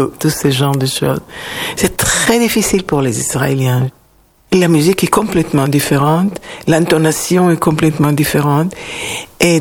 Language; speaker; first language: French; non-native, fluent; Hebrew